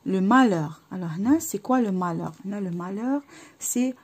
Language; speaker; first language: French; non-native, local second language; Arabic